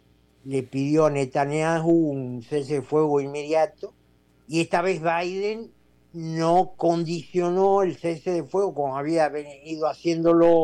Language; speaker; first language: Spanish; native; Spanish